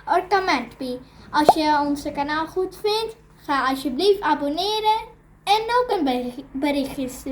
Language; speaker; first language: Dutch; early bilingual, other home language; Urdu